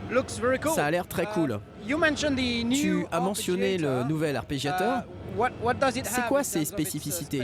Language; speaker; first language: French; native; French